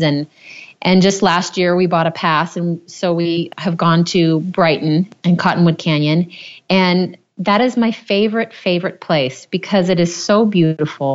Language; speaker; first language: English; native; English